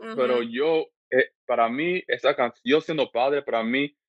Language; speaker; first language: Spanish; early bilingual, heritage; Spanish